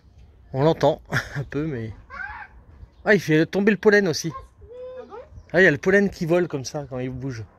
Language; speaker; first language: French; native; French